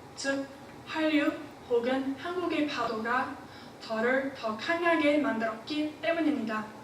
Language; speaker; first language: Korean; non-native, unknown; English